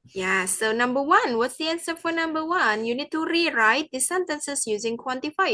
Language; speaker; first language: English; non-native, fluent; Indonesian